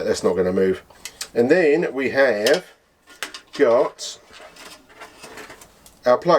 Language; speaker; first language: English; native; English